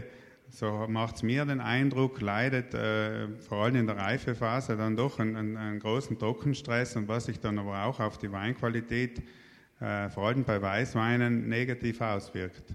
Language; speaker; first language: German; native; German